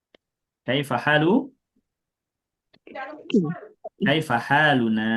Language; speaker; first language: Arabic; non-native, fluent; Indonesian